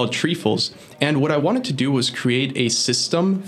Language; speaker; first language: English; early bilingual, other home language; Spanish